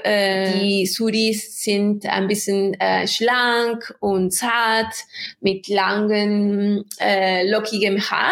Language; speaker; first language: German; non-native, fluent; Spanish